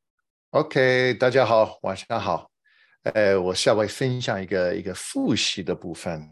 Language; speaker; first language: Chinese; non-native, fluent; English